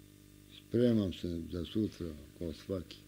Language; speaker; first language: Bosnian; non-native, local second language; Romanian